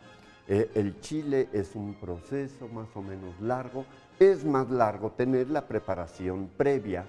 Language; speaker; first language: Spanish; native; Spanish